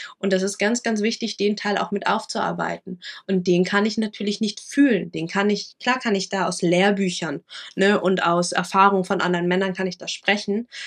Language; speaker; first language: German; early bilingual, other home language; Vietnamese